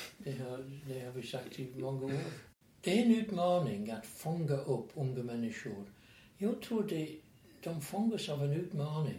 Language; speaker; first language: Swedish; non-native, fluent; English